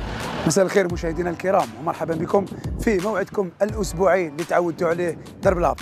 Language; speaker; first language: Arabic; native; Arabic